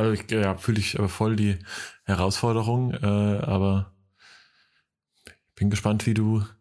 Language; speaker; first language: German; native; German